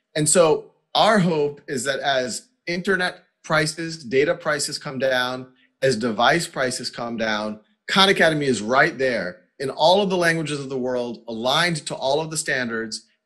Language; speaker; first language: English; native; English